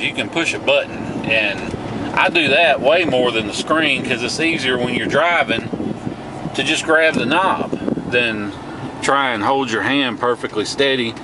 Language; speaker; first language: English; native; English